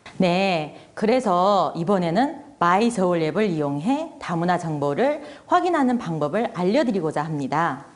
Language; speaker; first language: Korean; non-native, fluent; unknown